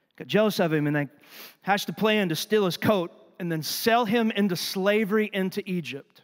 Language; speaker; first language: English; native; English